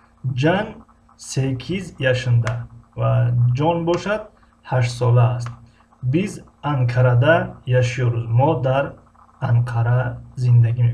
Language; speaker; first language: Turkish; non-native, fluent; Tajik